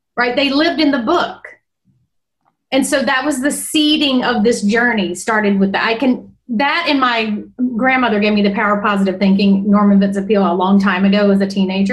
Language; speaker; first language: English; native; English